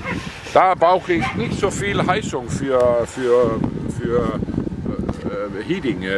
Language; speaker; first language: German; non-native, learner; Danish